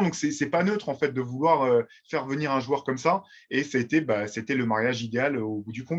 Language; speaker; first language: French; native; French